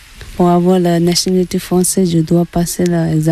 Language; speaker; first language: French; non-native, learner; Tibetan